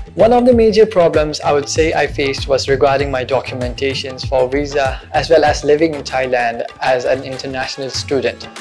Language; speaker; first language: English; non-native, local second language; Urdu